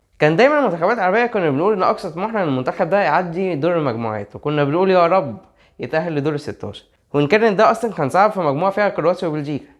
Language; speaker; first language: Arabic; native; Arabic